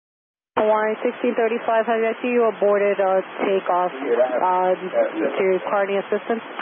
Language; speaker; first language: English; native; English